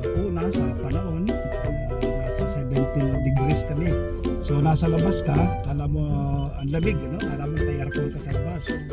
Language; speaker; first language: Filipino; native; Filipino